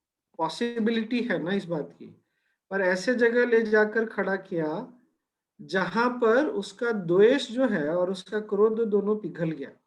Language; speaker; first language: Hindi; native; Hindi